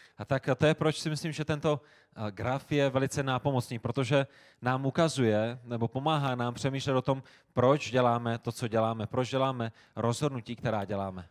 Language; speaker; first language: Czech; native; Czech